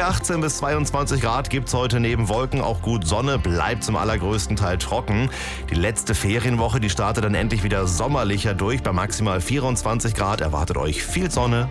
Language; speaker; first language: German; native; German